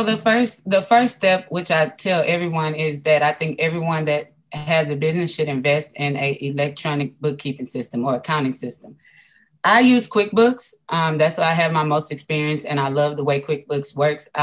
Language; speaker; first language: English; native; English